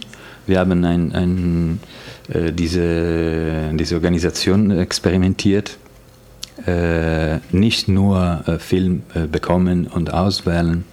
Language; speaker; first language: German; non-native, fluent; Italian